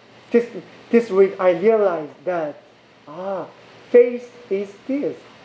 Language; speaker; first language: English; non-native, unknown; Korean